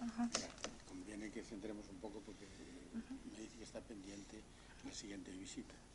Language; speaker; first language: Spanish; native; Spanish